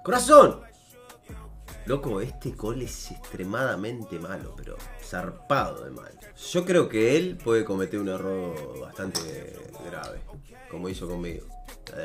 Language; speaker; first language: Spanish; native; Spanish